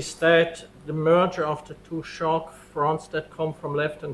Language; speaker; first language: English; non-native, fluent; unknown